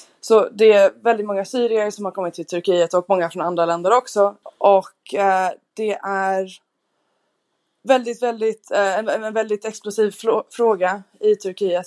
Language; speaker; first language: Swedish; non-native, fluent; English